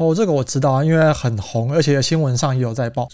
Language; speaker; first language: Chinese; native; Chinese